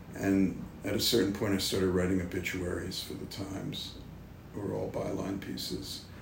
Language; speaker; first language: English; native; English